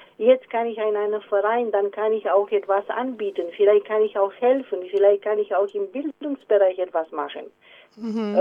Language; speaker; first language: German; non-native, fluent; Romanian